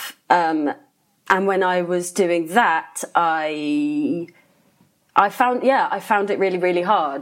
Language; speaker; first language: English; native; English